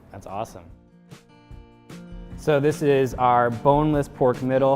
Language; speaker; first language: English; native; English